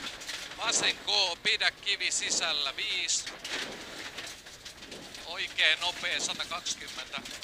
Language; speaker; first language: Finnish; native; Finnish